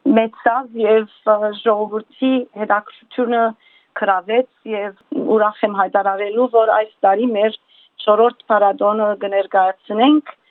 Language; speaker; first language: Armenian; early bilingual, heritage; Armenian